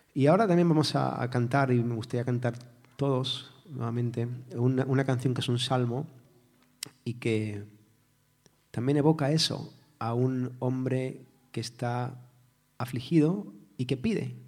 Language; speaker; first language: Spanish; native; Spanish